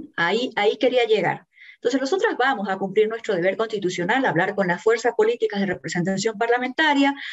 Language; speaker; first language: Spanish; native; Spanish